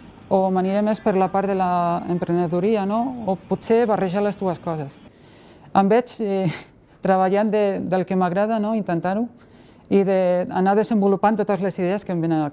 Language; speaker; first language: Catalan; native; Catalan